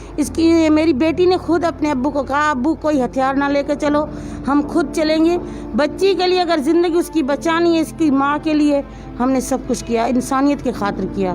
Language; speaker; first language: Urdu; non-native, local second language; Sindhi